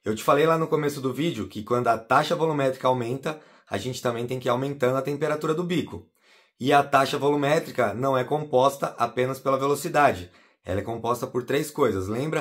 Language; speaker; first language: Portuguese; native; Portuguese